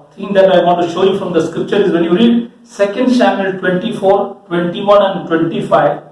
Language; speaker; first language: English; non-native, local second language; Malayalam